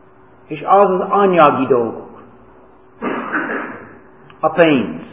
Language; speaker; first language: Hungarian; non-native, learner; English